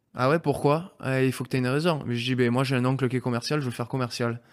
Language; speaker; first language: French; native; French